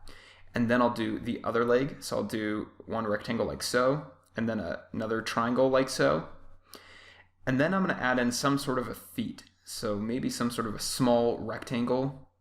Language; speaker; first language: English; native; English